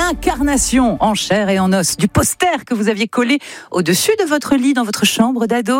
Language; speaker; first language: French; native; French